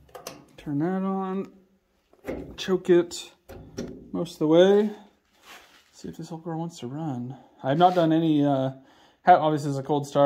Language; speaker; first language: English; native; English